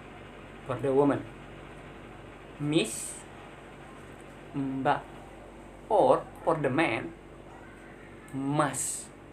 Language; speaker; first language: English; non-native, learner; Indonesian